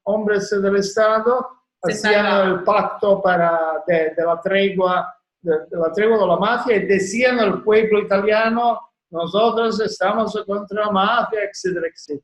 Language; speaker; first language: Spanish; non-native, learner; Italian